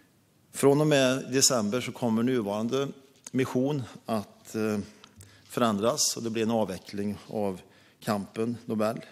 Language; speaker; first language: Swedish; native; Swedish